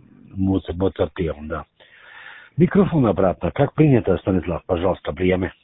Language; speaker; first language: Russian; non-native, learner; German